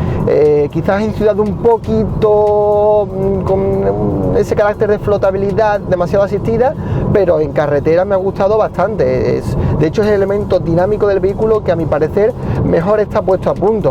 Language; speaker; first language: Spanish; native; Spanish